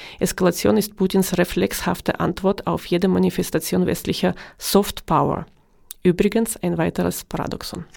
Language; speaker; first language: German; non-native, fluent; Ukrainian